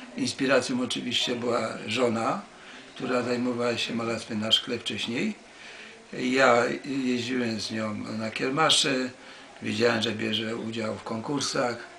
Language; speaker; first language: Polish; native; Polish